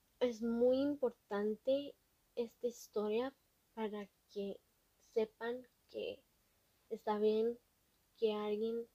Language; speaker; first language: Spanish; early bilingual, heritage; Spanish